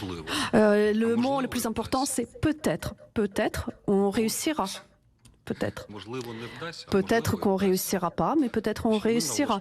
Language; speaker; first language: French; non-native, fluent; Ukrainian